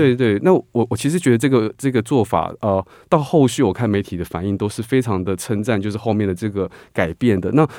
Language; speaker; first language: Chinese; native; Chinese